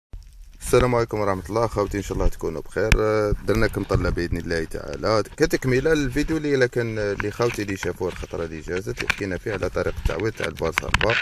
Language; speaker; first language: Arabic; native; Arabic